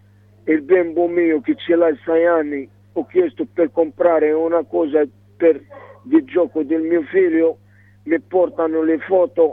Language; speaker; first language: Italian; non-native, learner; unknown